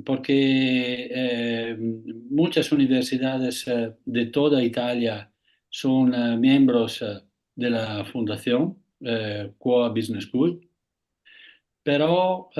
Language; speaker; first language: Spanish; non-native, fluent; Italian